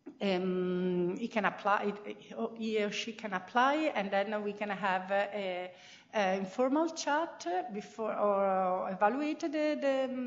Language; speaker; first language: English; non-native, fluent; Italian